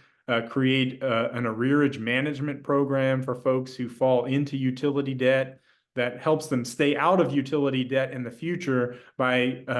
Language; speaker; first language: English; native; English